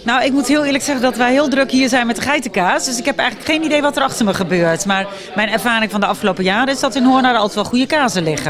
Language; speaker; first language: Dutch; native; Dutch